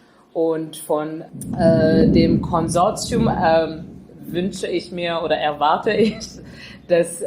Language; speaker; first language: German; non-native, fluent; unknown